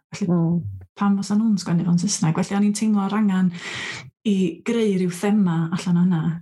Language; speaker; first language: Welsh; native; Welsh